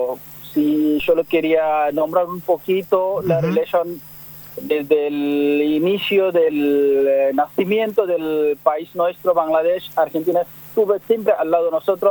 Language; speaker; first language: Spanish; non-native, learner; Bangla